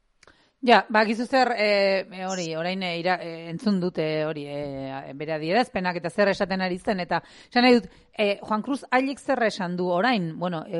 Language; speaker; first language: Basque; native; Basque